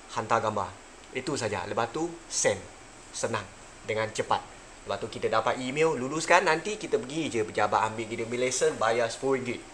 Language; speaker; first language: Malay; non-native, local second language; Chinese